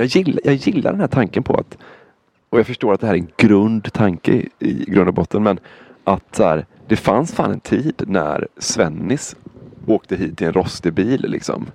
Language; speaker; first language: Swedish; native; Swedish